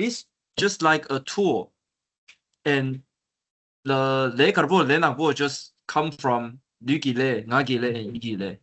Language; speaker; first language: English; non-native, learner; Chinese